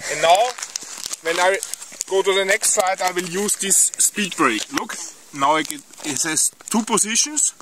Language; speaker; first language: English; non-native, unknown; German